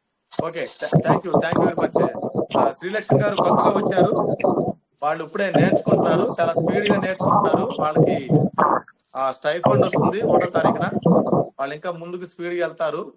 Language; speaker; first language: Telugu; native; Telugu